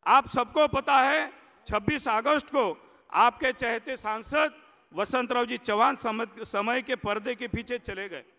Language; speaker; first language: Hindi; non-native, local second language; Marathi